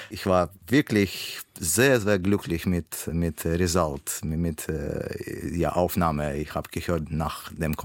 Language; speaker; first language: German; non-native, learner; Russian